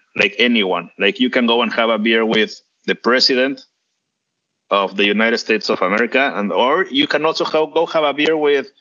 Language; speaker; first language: English; non-native, fluent; Spanish